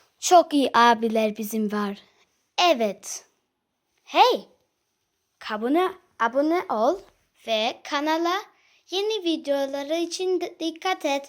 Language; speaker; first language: Turkish; early bilingual, heritage; Turkish